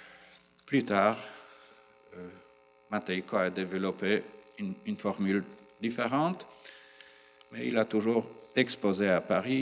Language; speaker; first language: French; non-native, fluent; Polish